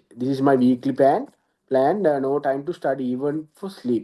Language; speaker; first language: English; non-native, local second language; Sinhala